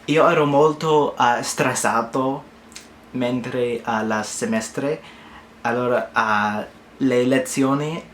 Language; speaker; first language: Italian; non-native, learner; English